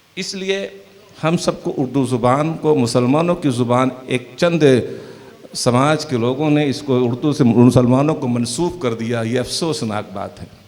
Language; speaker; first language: Urdu; native; Urdu